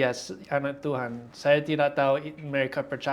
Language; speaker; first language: Indonesian; non-native, fluent; English